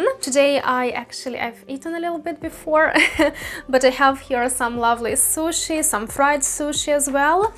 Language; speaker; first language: English; non-native, fluent; Russian